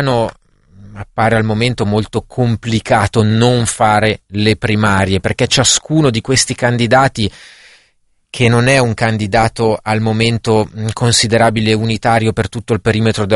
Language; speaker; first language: Italian; native; Italian